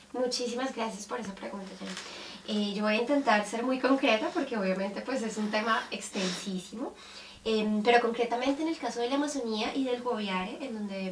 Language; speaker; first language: Spanish; native; Spanish